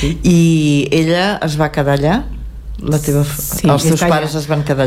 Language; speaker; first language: Catalan; native; Catalan